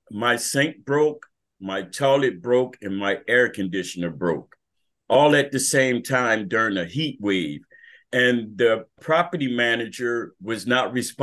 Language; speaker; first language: English; native; English